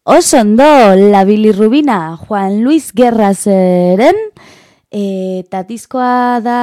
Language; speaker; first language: Basque; non-native, learner; Spanish